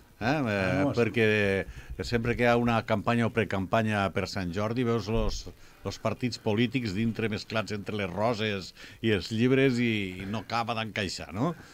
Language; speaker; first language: Catalan; native; Catalan